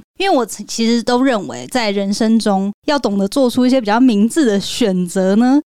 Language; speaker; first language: Chinese; native; Chinese